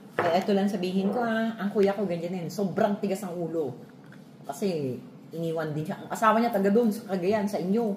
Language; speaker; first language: Filipino; non-native, local second language; Iloko